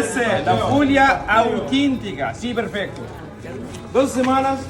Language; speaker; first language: Portuguese; non-native, learner; Arabic